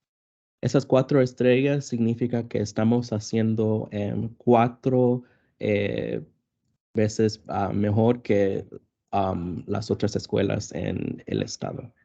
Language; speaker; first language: Spanish; early bilingual, other home language; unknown